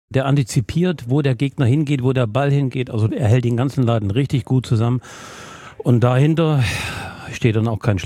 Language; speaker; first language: German; native; German